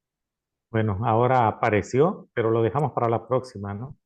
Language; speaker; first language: Spanish; native; Spanish